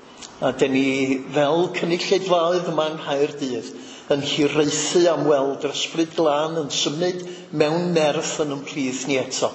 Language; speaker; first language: Welsh; native; Welsh